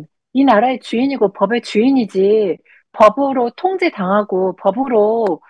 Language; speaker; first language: Korean; native; Korean